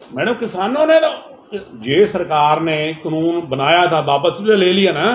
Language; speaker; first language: Hindi; non-native, local second language; Punjabi